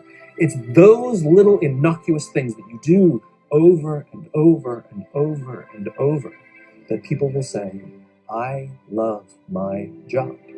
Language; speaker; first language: English; native; English